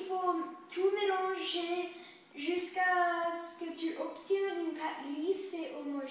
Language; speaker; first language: French; early bilingual, other home language; English